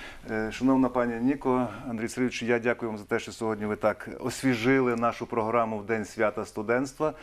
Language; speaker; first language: Ukrainian; native; Ukrainian